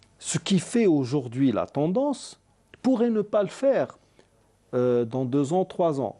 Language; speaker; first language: French; non-native, local second language; Arabic